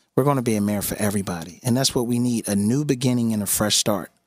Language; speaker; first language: English; native; English